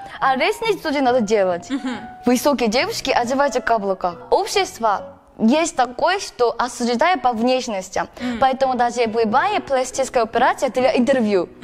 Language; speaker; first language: Russian; non-native, learner; Korean